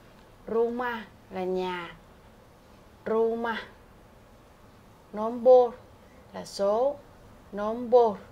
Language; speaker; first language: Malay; non-native, fluent; Vietnamese